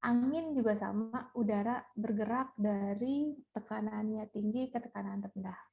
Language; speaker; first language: Indonesian; native; Indonesian